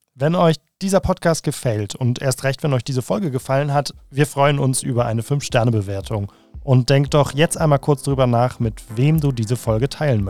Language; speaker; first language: German; native; German